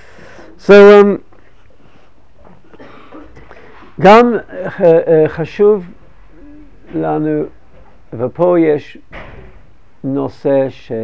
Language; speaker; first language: Hebrew; non-native, fluent; English